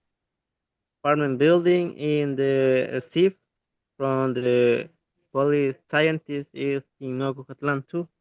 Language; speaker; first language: English; non-native, learner; Spanish